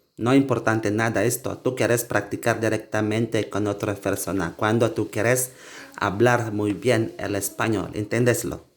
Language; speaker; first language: Spanish; non-native, learner; Indonesian